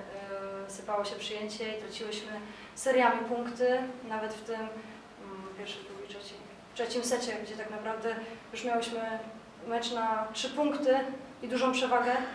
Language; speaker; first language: Polish; native; Polish